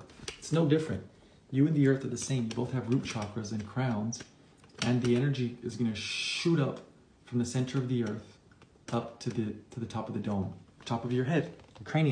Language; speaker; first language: English; native; English